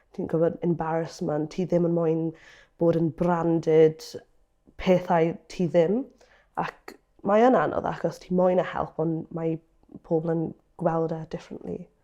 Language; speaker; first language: Welsh; early bilingual, other home language; English